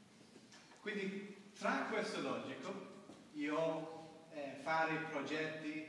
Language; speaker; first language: Italian; non-native, learner; English